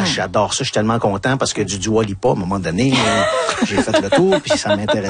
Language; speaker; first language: French; native; French